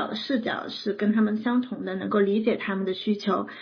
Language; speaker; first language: Chinese; native; Chinese